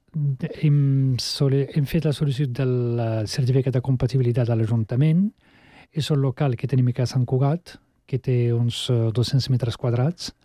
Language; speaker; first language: Catalan; non-native, fluent; Arabic